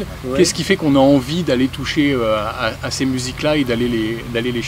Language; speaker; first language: French; native; French